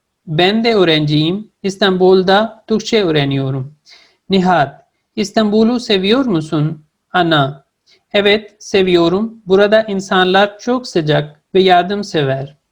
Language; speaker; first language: Turkish; non-native, fluent; Urdu